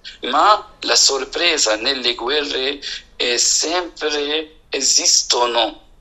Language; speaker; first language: Italian; non-native, fluent; Arabic